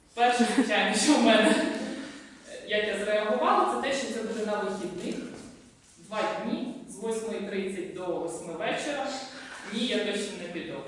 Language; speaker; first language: Ukrainian; non-native, local second language; Russian